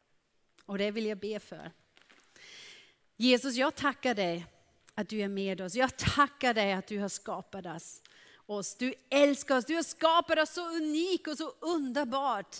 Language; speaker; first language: Swedish; non-native, fluent; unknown